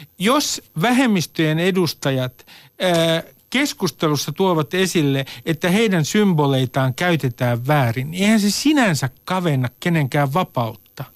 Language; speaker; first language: Finnish; native; Finnish